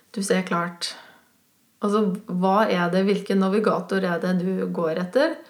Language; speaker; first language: Norwegian; non-native, fluent; Swiss German